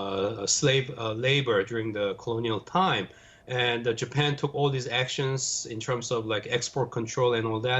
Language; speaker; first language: English; non-native, fluent; Korean